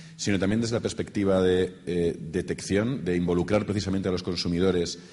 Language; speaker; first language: Spanish; native; Spanish